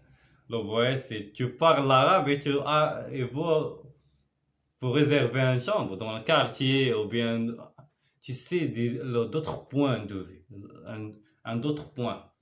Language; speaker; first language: French; non-native, learner; Arabic